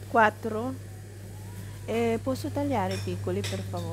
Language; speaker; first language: Italian; non-native, learner; Filipino